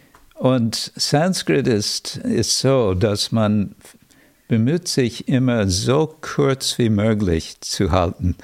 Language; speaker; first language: German; non-native, fluent; English